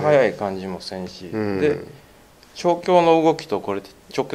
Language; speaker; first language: Japanese; native; Japanese